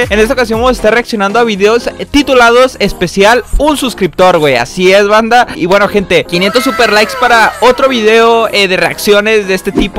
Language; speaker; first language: Spanish; native; Spanish